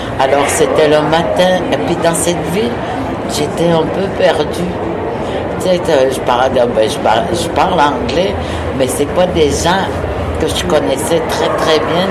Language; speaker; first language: French; non-native, local second language; Innu-aimun